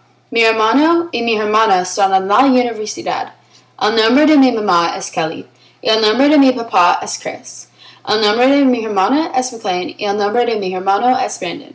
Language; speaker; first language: Spanish; non-native, learner; English